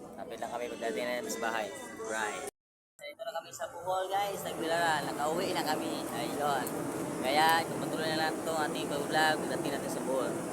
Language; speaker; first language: Filipino; non-native, local second language; Cebuano